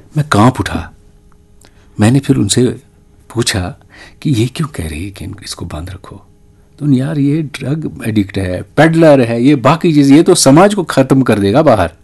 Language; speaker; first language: Urdu; non-native, local second language; Kashmiri